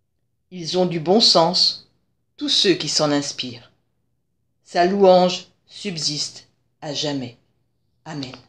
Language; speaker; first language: French; native; French